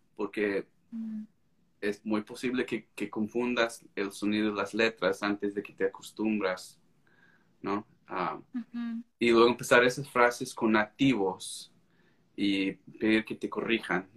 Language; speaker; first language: Spanish; non-native, fluent; English